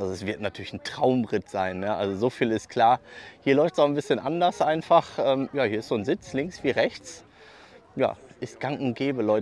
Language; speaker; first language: German; native; German